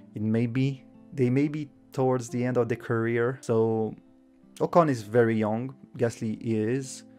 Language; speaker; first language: English; non-native, fluent; French